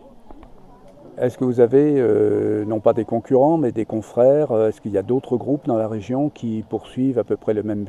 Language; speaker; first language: French; native; French